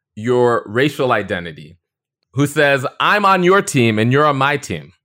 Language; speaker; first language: English; native; English